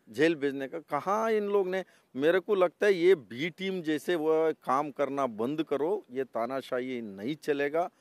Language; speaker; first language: Hindi; non-native, local second language; Kannada